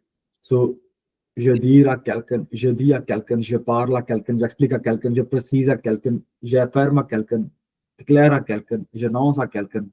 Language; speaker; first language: French; non-native, fluent; Punjabi